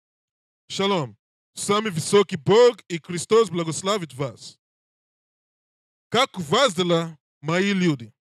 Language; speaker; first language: Russian; non-native, learner; English